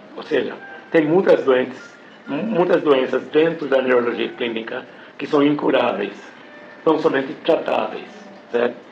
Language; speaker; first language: Portuguese; non-native, fluent; English